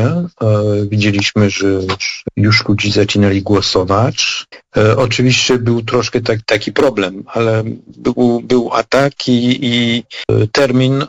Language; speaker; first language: Polish; non-native, fluent; French